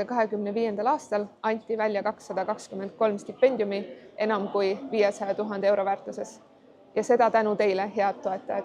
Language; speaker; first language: Estonian; native; Estonian